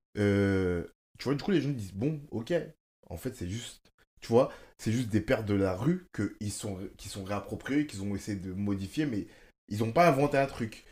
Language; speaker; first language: French; native; French